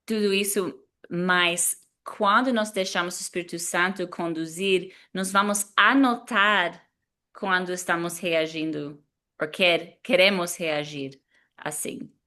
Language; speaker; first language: Portuguese; non-native, fluent; English